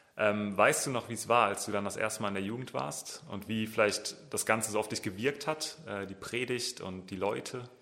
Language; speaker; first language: German; native; German